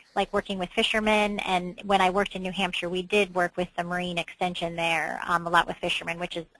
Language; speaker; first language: English; native; English